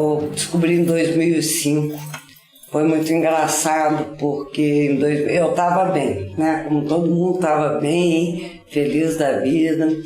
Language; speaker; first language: Portuguese; native; Portuguese